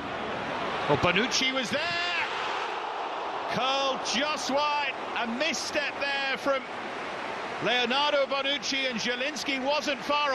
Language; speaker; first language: English; native; English